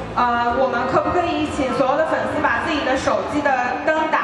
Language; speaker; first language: Chinese; native; Chinese